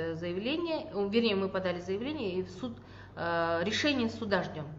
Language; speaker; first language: Russian; non-native, local second language; Kazakh